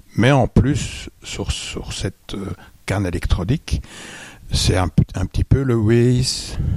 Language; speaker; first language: French; native; French